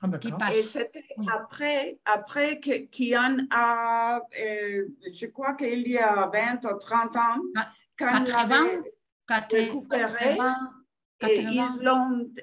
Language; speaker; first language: French; non-native, fluent; Spanish